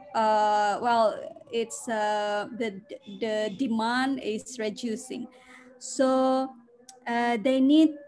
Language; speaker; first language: English; non-native, fluent; Indonesian